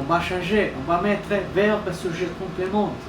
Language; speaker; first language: French; non-native, fluent; Spanish